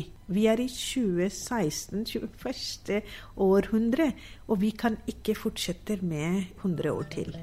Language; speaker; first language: Norwegian; non-native, fluent; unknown